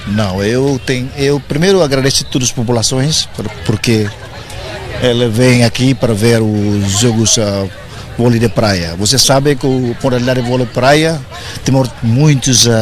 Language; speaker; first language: Portuguese; non-native, local second language; Tetum